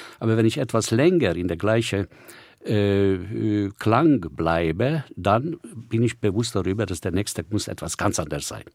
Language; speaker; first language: German; non-native, fluent; Hungarian